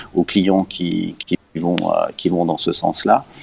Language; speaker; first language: French; native; French